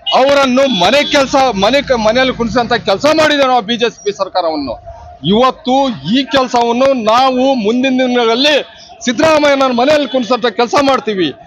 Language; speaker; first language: Kannada; non-native, local second language; Lambadi